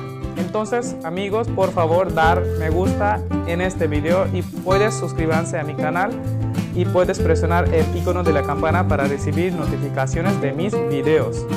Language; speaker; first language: Spanish; non-native, learner; Hindi